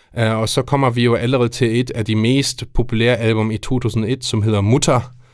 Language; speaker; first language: Danish; non-native, fluent; German